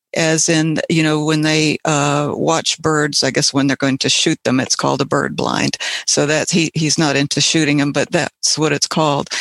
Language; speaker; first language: English; native; English